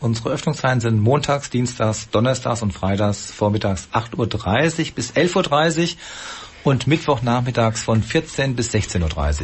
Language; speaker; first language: German; native; German